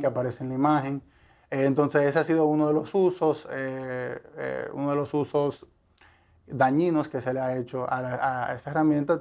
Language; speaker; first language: Spanish; native; Spanish